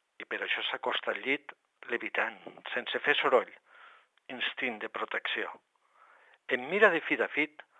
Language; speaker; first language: Catalan; native; Catalan